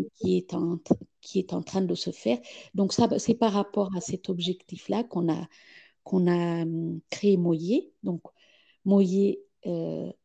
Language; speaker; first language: French; non-native, fluent; Amharic